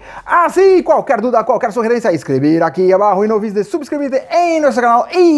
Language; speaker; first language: Spanish; non-native, fluent; Portuguese